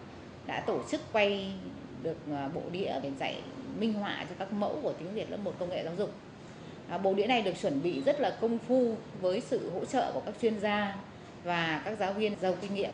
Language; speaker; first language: Vietnamese; native; Vietnamese